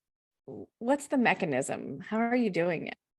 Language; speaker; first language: English; native; English